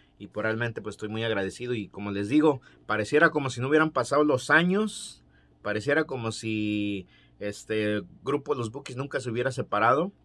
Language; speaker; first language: Spanish; native; Spanish